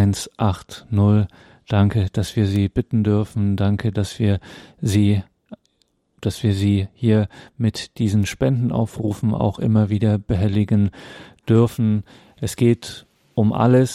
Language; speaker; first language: German; native; German